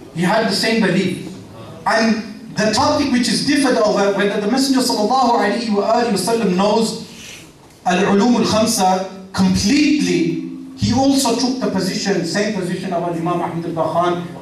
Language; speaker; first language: English; native; English